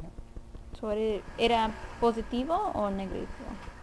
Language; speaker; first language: Spanish; early bilingual, heritage; Spanish